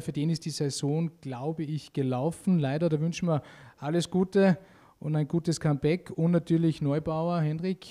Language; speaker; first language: German; native; German